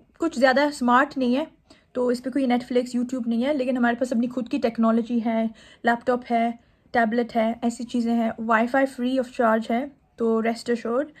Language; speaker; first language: Urdu; native; Urdu